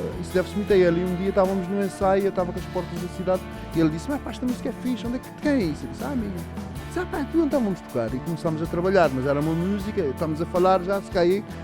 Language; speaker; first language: Portuguese; early bilingual, other home language; Kabuverdianu